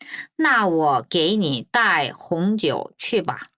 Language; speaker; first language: Chinese; non-native, fluent; Korean